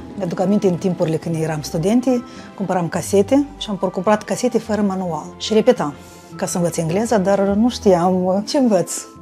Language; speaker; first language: Romanian; native; Romanian